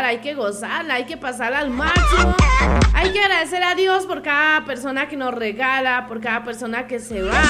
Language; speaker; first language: Spanish; native; Spanish